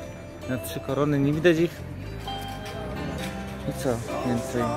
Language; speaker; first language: Polish; native; Polish